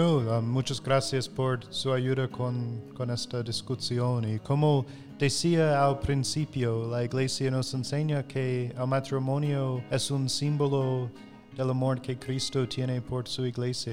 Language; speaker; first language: Spanish; non-native, fluent; English